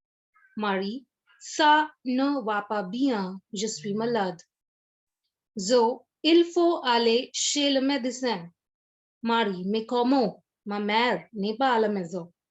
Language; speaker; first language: French; non-native, fluent; Hindi